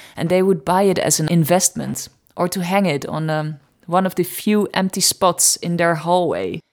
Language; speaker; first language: English; non-native, fluent; Dutch